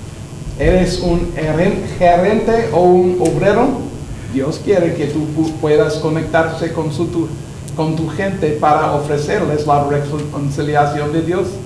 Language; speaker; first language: Spanish; non-native, learner; English